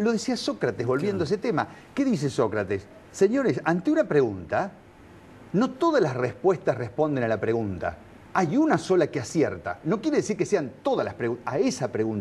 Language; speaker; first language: Spanish; native; Spanish